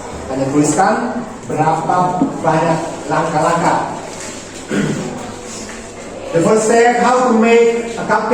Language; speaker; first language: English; non-native, learner; Indonesian